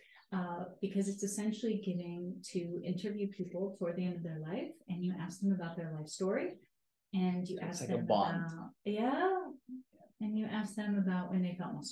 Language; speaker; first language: English; native; English